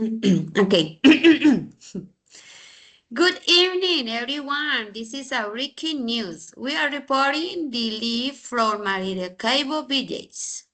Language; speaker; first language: English; non-native, learner; Spanish